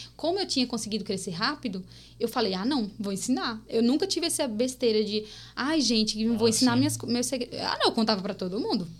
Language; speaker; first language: Portuguese; native; Portuguese